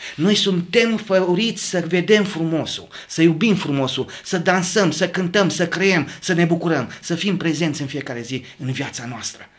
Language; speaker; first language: Romanian; native; Romanian